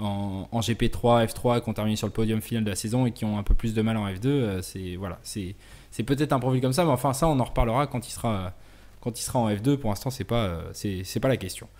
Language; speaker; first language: French; native; French